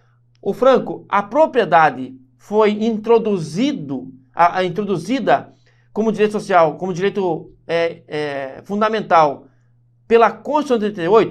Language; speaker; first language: Portuguese; native; Portuguese